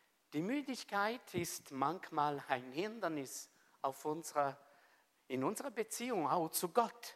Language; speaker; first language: German; non-native, fluent; Italian